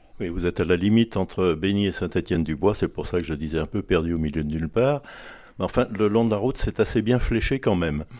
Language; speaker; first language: French; native; French